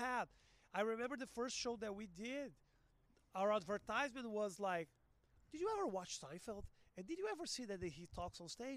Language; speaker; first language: English; non-native, fluent; Portuguese